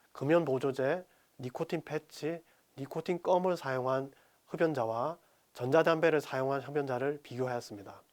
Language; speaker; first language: Korean; native; Korean